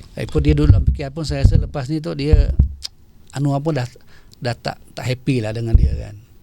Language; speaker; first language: Malay; native; Malay